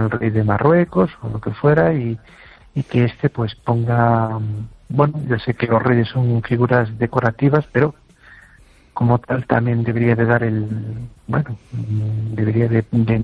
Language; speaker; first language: Spanish; native; Spanish